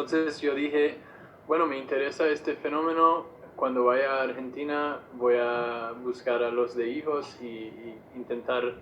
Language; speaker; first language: Spanish; non-native, fluent; English